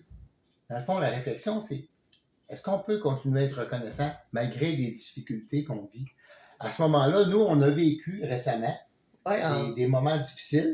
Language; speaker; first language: French; native; French